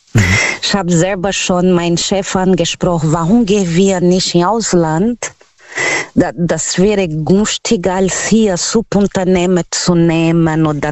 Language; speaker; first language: German; non-native, fluent; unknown